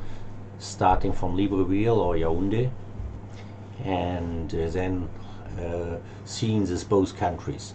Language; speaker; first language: English; non-native, learner; German